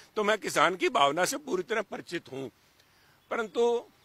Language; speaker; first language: Hindi; native; Hindi